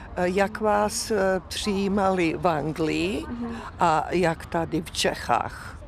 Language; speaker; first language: Czech; native; Czech